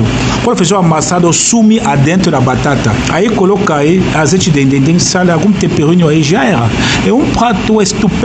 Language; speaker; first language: Portuguese; non-native, fluent; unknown